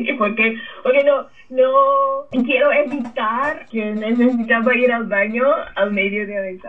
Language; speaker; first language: Spanish; non-native, fluent; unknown